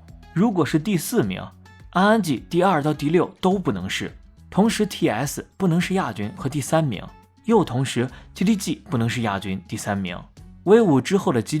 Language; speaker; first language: Chinese; native; Chinese